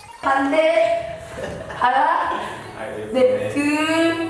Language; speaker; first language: Korean; native; Korean